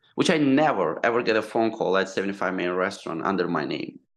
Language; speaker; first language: English; non-native, fluent; Turkish